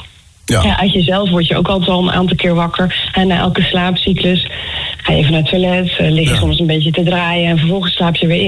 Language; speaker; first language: Dutch; native; Dutch